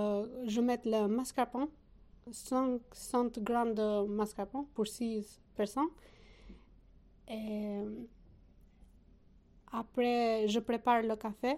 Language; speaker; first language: French; non-native, learner; Albanian